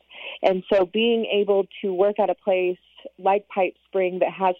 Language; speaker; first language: English; native; English